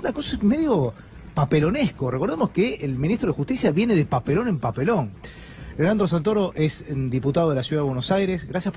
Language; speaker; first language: Spanish; native; Spanish